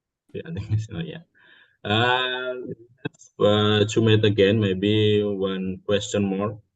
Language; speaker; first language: English; non-native, learner; Indonesian